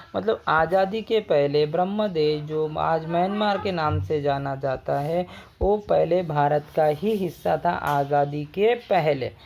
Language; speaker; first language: Hindi; non-native, local second language; Marathi